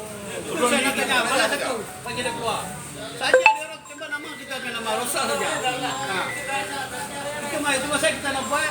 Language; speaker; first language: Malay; non-native, learner; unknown